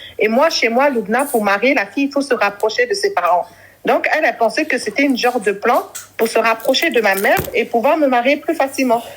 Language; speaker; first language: French; early bilingual, other home language; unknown